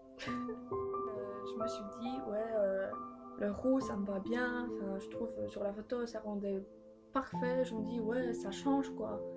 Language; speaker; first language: French; early bilingual, other home language; Polish